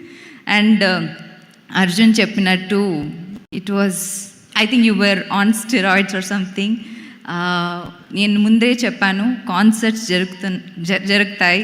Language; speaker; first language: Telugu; non-native, local second language; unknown